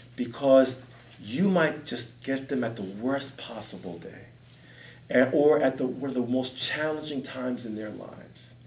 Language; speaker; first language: English; native; English